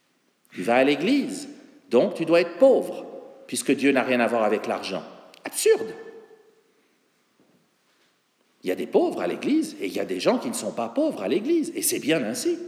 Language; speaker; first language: French; native; French